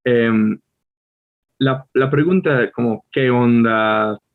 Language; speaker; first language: Spanish; non-native, fluent; English